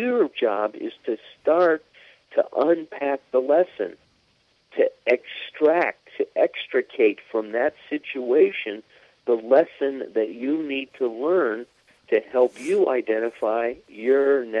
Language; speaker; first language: English; native; English